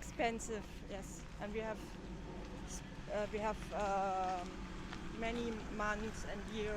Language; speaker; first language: English; non-native, learner; German